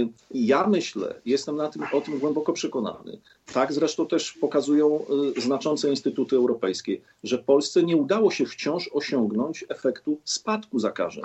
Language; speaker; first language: Polish; native; Polish